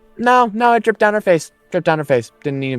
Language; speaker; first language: English; native; English